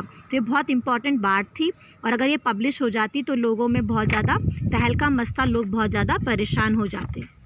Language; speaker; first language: Hindi; native; Hindi